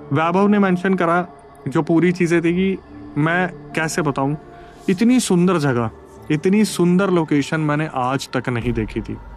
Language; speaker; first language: Hindi; native; Hindi